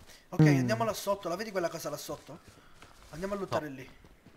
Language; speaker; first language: Italian; native; Italian